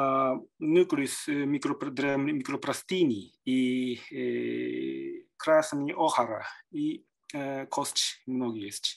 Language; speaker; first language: Russian; non-native, learner; Japanese